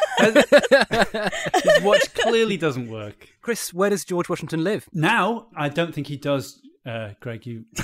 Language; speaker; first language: English; native; English